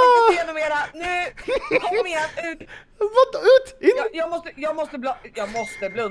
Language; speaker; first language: Swedish; native; Swedish